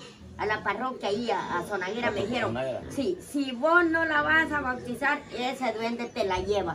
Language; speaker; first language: Spanish; native; Spanish